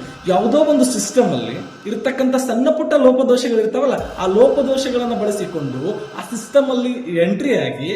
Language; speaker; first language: Kannada; native; Kannada